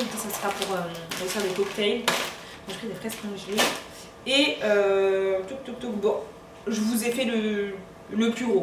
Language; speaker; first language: French; native; French